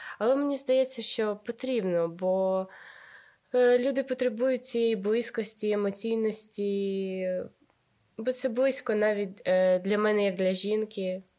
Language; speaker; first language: Ukrainian; native; Ukrainian